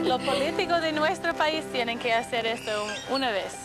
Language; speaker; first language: Spanish; non-native, fluent; English